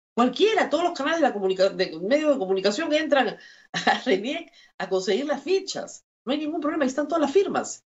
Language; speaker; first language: Spanish; native; Spanish